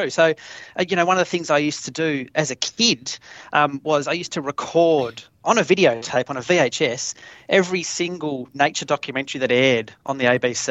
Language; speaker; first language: English; native; English